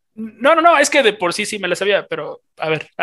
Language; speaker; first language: Spanish; native; Spanish